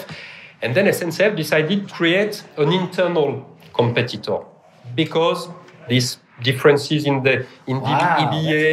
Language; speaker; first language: English; non-native, fluent; French